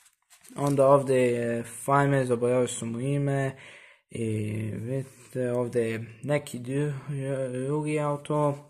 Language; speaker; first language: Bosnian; early bilingual, heritage; Bosnian